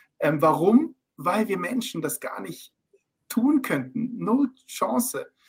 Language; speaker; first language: German; early bilingual, heritage; German